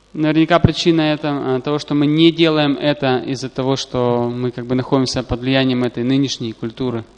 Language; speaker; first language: Russian; native; Russian